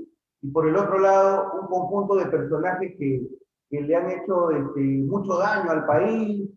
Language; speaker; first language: Spanish; native; Spanish